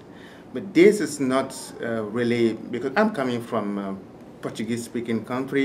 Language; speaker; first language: English; non-native, fluent; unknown